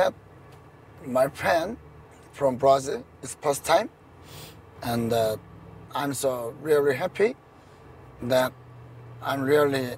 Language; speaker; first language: English; non-native, learner; Korean